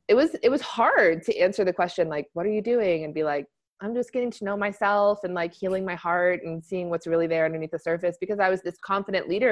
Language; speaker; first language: English; native; English